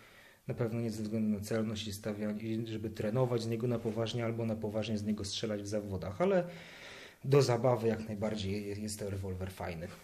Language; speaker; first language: Polish; native; Polish